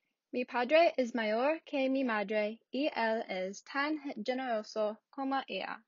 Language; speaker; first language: Spanish; non-native, learner; English